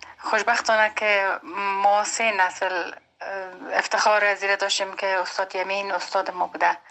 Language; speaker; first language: Persian; native; Persian